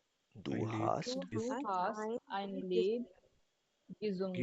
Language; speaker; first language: German; non-native, learner; Urdu